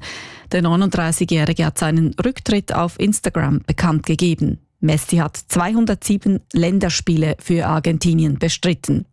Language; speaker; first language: German; native; German